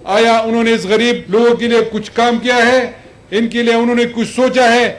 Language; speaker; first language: Urdu; non-native, local second language; Pashto